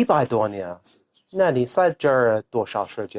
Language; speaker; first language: Chinese; non-native, fluent; English